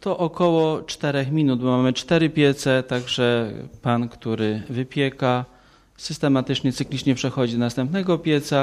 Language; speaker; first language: Polish; native; Polish